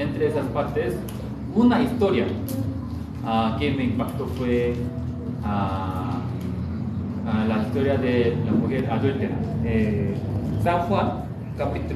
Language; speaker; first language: Spanish; non-native, fluent; Korean